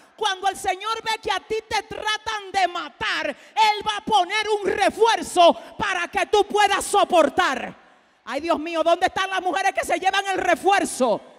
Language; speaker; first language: Spanish; native; Spanish